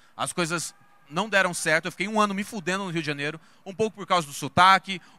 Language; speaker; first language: Portuguese; native; Portuguese